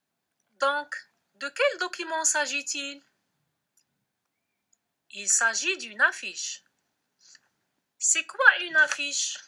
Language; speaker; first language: French; non-native, local second language; Arabic